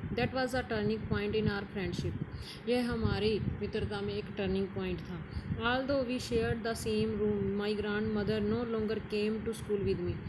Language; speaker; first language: Hindi; native; Hindi